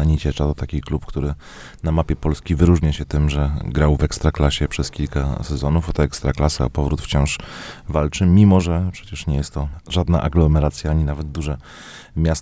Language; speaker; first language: Polish; native; Polish